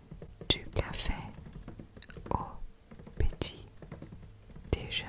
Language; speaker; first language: French; non-native, learner; English